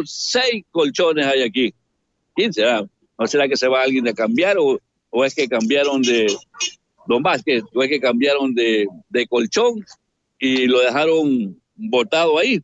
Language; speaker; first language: Spanish; native; Spanish